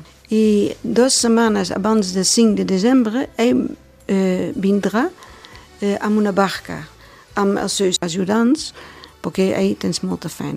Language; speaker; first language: Catalan; non-native, learner; Dutch